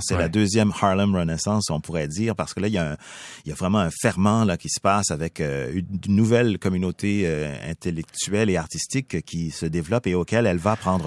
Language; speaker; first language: French; native; French